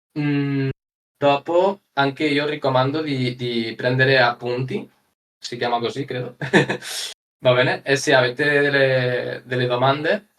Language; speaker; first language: Italian; non-native, learner; Spanish